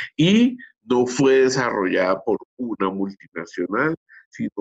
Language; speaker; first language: Spanish; native; Spanish